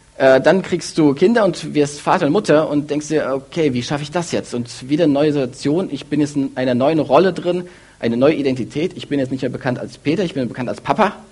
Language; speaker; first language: German; early bilingual, other home language; Russian